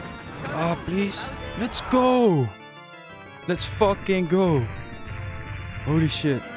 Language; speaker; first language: English; non-native, fluent; Dutch